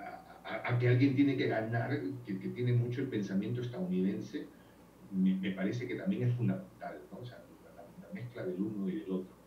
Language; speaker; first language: Spanish; native; Spanish